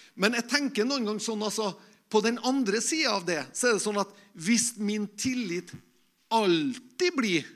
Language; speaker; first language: Norwegian; native; Norwegian